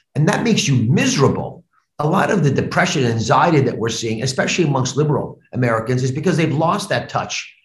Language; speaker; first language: English; native; English